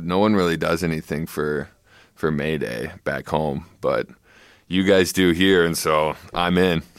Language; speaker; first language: English; native; English